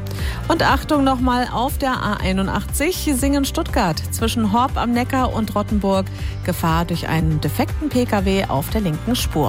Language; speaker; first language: German; native; German